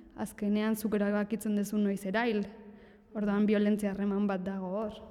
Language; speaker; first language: Basque; native; Basque